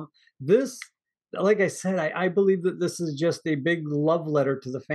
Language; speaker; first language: English; native; English